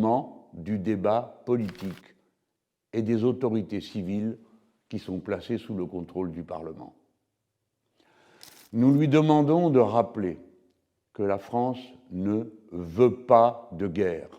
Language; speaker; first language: French; native; French